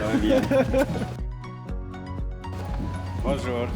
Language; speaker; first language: French; non-native, fluent; Russian